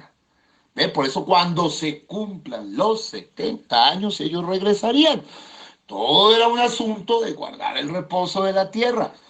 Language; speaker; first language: Spanish; native; Spanish